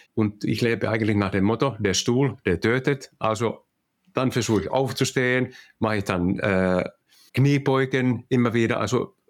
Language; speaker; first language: German; non-native, fluent; Finnish